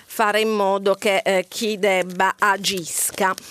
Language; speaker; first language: Italian; native; Italian